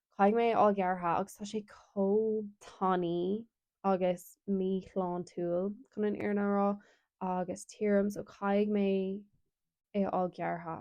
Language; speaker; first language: Irish; non-native, local second language; English